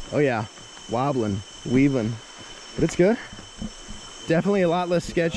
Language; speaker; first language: English; native; English